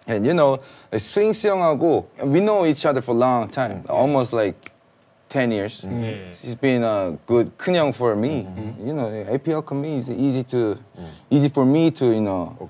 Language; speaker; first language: English; early bilingual, other home language; Korean